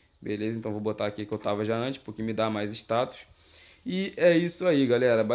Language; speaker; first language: Portuguese; native; Portuguese